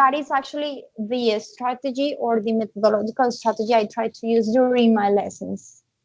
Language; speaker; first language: English; non-native, fluent; Spanish